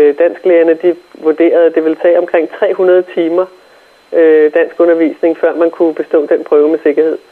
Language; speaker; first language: Danish; native; Danish